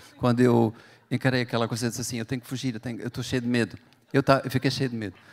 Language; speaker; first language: Portuguese; native; Portuguese